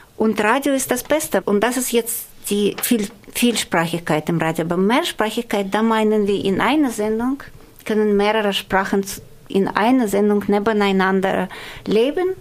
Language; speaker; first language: German; non-native, fluent; Russian